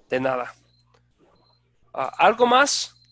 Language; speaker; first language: Spanish; non-native, fluent; English